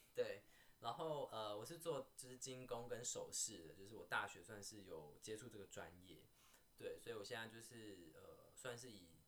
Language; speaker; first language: Chinese; native; Chinese